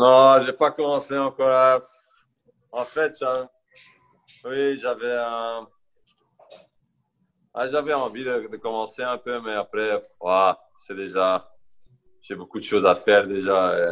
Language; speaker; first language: French; non-native, local second language; Dutch